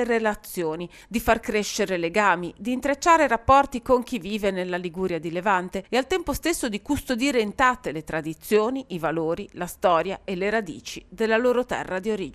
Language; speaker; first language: Italian; native; Italian